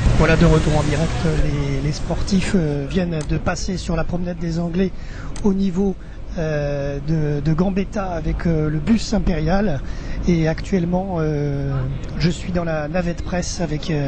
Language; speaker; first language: French; native; French